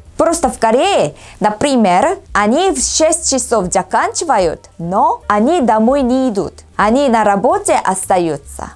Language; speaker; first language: Russian; non-native, learner; Korean